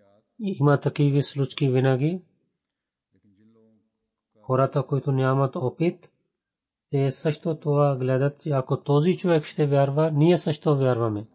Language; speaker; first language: Bulgarian; non-native, fluent; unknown